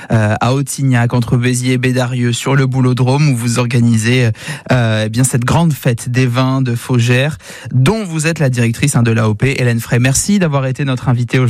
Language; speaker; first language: French; native; French